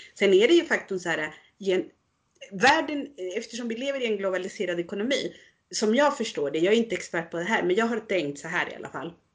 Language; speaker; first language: Swedish; early bilingual, other home language; Spanish